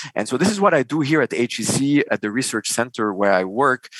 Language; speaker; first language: English; non-native, fluent; Arabic